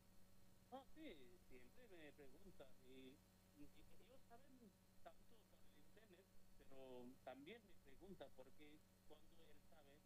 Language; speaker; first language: Spanish; non-native, fluent; Bangla